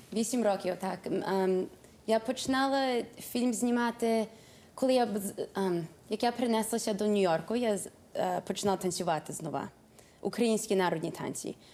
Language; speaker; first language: Ukrainian; early bilingual, heritage; Ukrainian